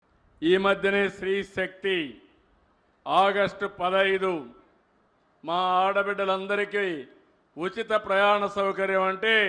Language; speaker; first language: Telugu; native; Telugu